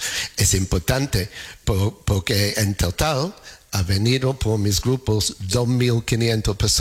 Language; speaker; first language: Spanish; non-native, fluent; English